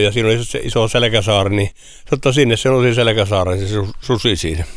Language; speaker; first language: Finnish; native; Finnish